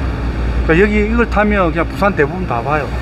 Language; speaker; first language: Korean; native; Korean